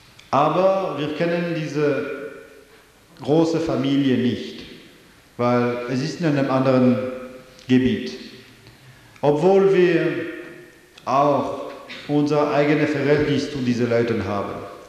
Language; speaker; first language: German; non-native, fluent; French